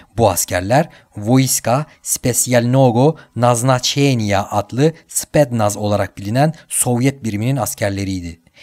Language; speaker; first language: Turkish; native; Turkish